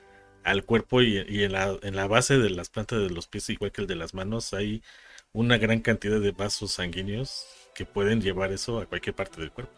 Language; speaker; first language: Spanish; native; Spanish